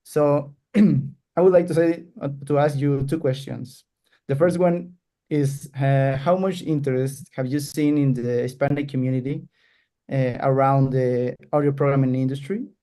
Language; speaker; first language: English; non-native, fluent; Spanish